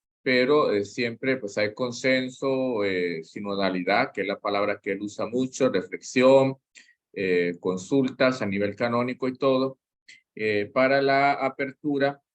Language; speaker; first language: Spanish; native; Spanish